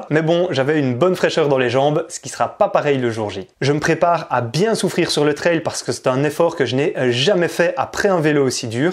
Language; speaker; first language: French; native; French